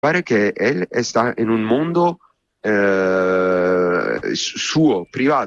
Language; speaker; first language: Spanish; non-native, learner; Italian